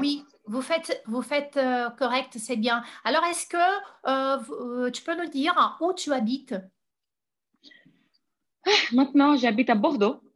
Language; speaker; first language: French; non-native, fluent; Portuguese